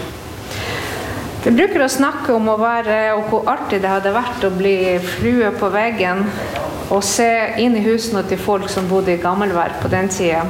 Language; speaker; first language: Norwegian; non-native, fluent; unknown